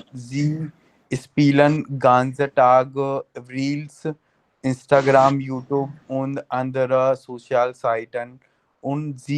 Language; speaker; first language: German; non-native, fluent; Hindi